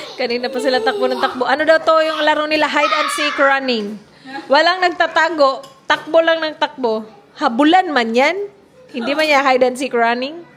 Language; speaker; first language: Filipino; non-native, local second language; Cebuano